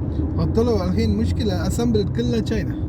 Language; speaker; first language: Arabic; non-native, learner; Tamil